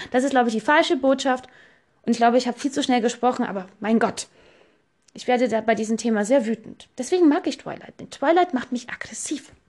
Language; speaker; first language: German; non-native, fluent; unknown